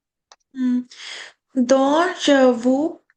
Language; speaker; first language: French; non-native, learner; Hindi